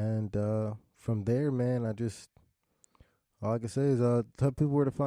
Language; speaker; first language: English; native; English